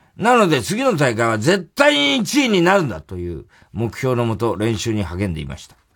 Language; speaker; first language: Japanese; native; Japanese